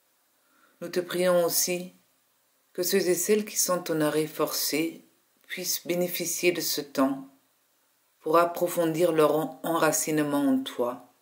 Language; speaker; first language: French; native; French